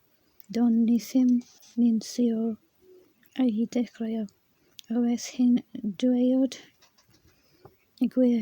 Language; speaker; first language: Welsh; non-native, learner; English